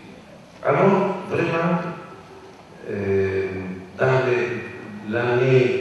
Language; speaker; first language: French; non-native, learner; Italian